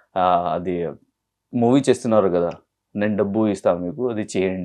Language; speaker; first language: Telugu; non-native, learner; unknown